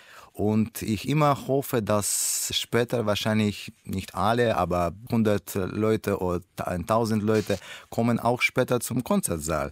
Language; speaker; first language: German; non-native, learner; Russian